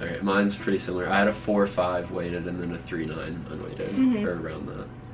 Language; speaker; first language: English; native; English